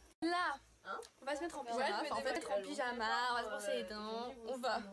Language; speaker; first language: French; native; French